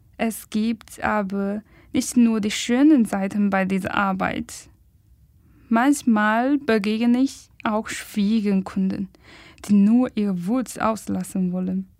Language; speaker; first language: German; non-native, fluent; Chinese